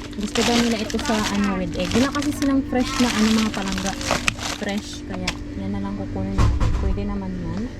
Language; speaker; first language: Filipino; non-native, local second language; Cebuano